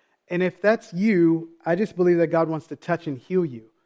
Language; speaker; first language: English; native; English